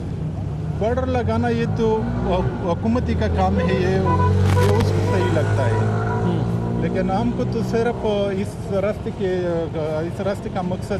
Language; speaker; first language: Hindi; non-native, local second language; Pashto